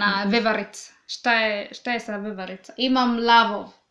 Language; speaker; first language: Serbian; non-native, learner; English